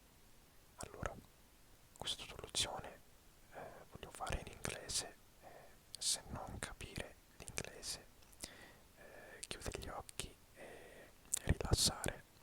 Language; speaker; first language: Italian; early bilingual, heritage; English